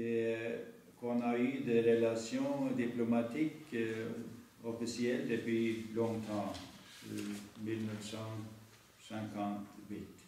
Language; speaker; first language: French; non-native, fluent; Norwegian